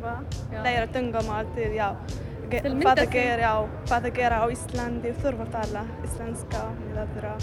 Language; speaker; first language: Icelandic; non-native, learner; Arabic